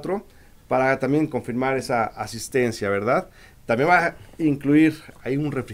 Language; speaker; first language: Spanish; native; Spanish